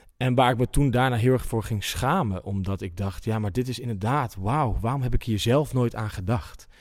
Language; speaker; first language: Dutch; native; Dutch